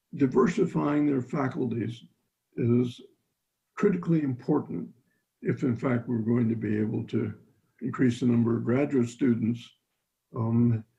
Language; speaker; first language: English; native; English